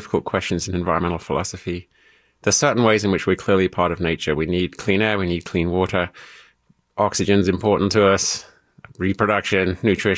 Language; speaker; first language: English; native; English